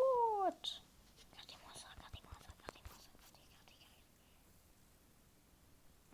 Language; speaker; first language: French; native; French